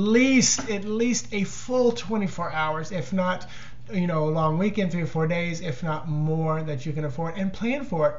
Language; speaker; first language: English; native; English